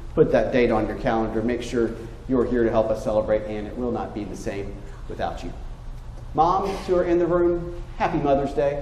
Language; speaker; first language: English; native; English